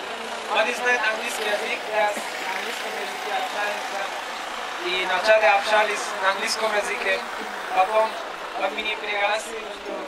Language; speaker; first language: Russian; non-native, learner; Bangla